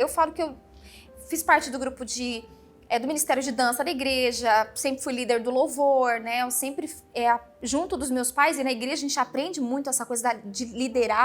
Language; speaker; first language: Portuguese; native; Portuguese